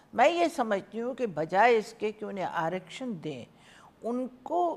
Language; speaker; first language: Hindi; native; Hindi